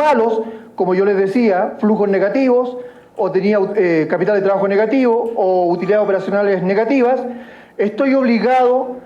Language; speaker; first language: Spanish; native; Spanish